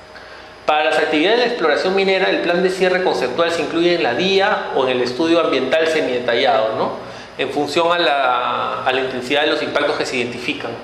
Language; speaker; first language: Spanish; native; Spanish